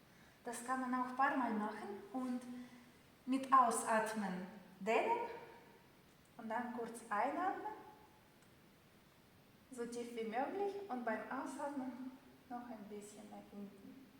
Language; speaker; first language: German; non-native, fluent; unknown